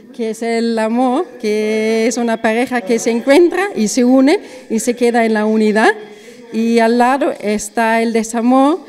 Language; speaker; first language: Spanish; non-native, fluent; German